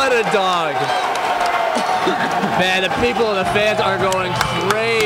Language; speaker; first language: English; native; English